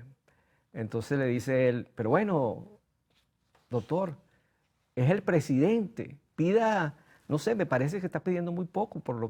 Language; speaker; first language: Spanish; native; Spanish